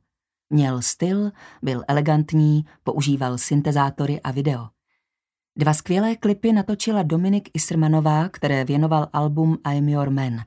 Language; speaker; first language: Czech; native; Czech